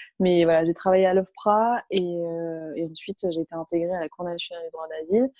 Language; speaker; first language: French; early bilingual, other home language; Arabic